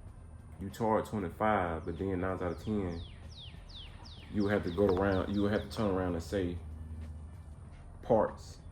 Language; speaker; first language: English; native; English